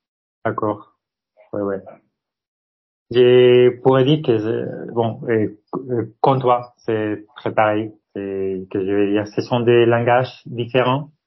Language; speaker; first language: French; non-native, fluent; Spanish